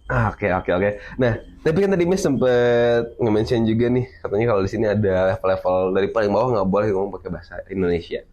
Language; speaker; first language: Indonesian; native; Indonesian